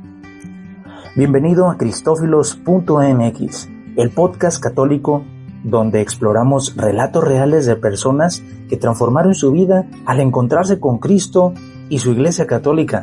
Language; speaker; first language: Spanish; native; Spanish